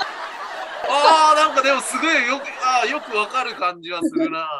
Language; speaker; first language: Japanese; native; Japanese